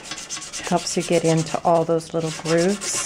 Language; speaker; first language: English; native; English